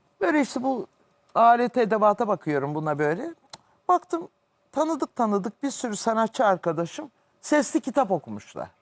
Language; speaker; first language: Turkish; native; Turkish